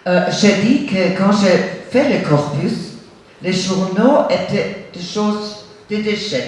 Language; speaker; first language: French; non-native, fluent; German